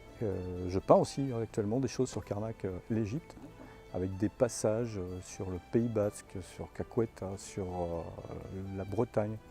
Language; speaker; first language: French; native; French